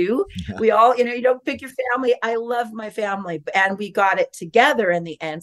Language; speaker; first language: English; native; English